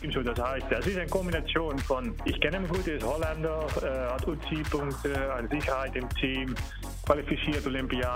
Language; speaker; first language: German; non-native, learner; Dutch